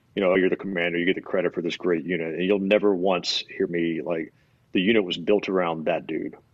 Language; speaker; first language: English; native; English